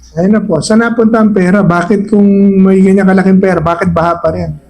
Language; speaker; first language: Filipino; native; Filipino